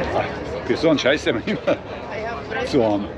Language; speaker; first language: German; native; German